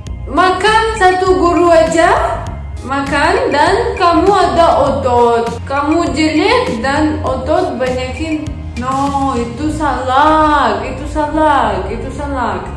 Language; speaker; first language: Indonesian; non-native, learner; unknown